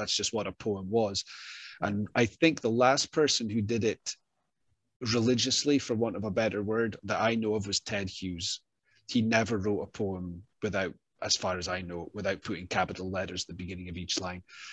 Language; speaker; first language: English; native; English